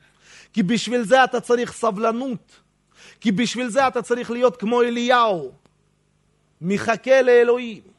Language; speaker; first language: Hebrew; non-native, fluent; Russian